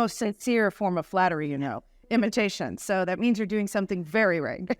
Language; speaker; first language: English; native; English